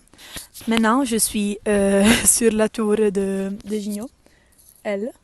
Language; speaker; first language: French; non-native, local second language; Italian